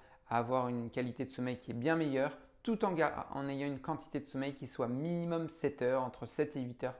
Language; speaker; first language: French; native; French